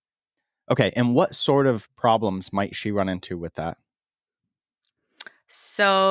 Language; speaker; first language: English; native; English